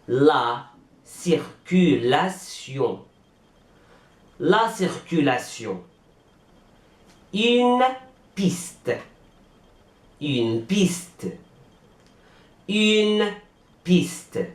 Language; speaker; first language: French; non-native, fluent; Arabic